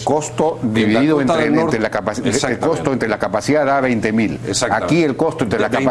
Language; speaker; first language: Spanish; native; Spanish